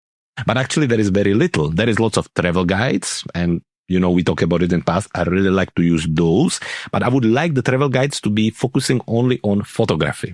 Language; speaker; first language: English; non-native, fluent; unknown